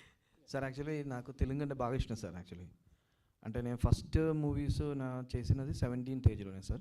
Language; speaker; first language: Telugu; non-native, local second language; Malayalam